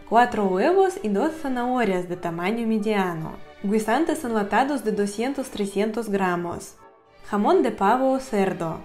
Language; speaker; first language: Spanish; non-native, fluent; Russian